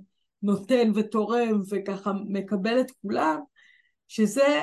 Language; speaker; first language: Hebrew; native; Hebrew